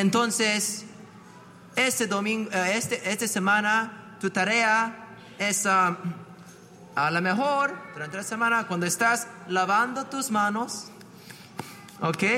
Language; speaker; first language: Spanish; non-native, fluent; English